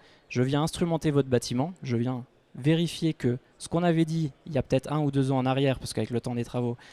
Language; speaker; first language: French; native; French